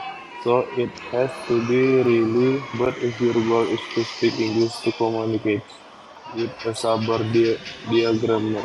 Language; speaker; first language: English; non-native, learner; Indonesian